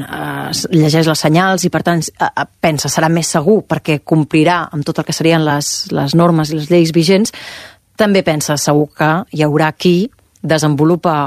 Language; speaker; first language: Catalan; native; Catalan